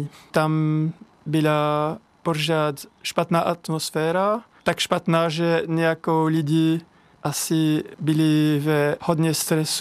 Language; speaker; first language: Czech; non-native, learner; French